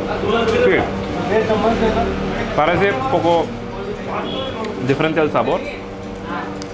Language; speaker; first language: Spanish; non-native, fluent; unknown